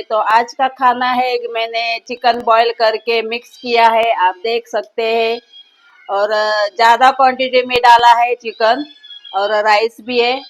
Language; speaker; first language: Hindi; non-native, local second language; Marathi